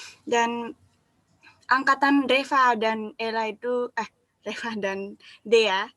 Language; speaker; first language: Indonesian; non-native, fluent; Japanese